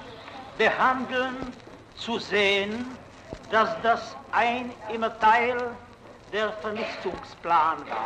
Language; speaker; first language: German; non-native, fluent; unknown